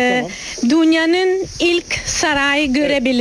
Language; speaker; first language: Turkish; non-native, learner; Italian